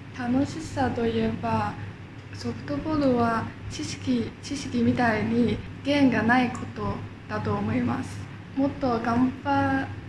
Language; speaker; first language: Japanese; non-native, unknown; Chinese